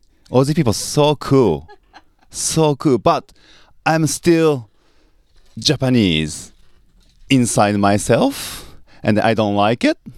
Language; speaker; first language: English; non-native, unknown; Japanese